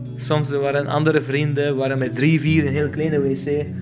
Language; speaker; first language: Dutch; non-native, learner; Arabic